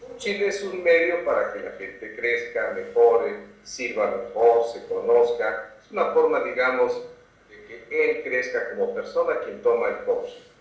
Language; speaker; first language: Spanish; native; Spanish